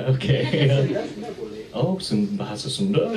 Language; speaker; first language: Indonesian; early bilingual, heritage; English